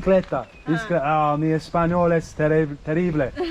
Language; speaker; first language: Spanish; non-native, learner; English